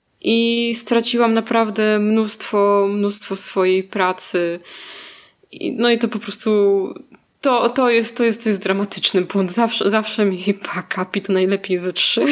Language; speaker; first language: Polish; native; Polish